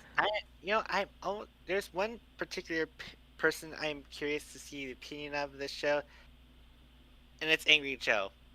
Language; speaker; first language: English; native; English